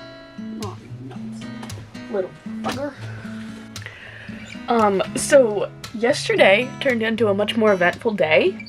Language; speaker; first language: English; native; English